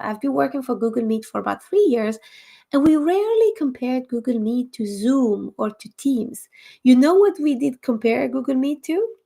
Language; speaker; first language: English; non-native, fluent; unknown